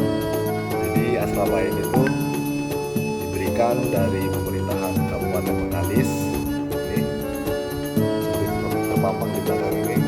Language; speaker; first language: Indonesian; non-native, local second language; Malay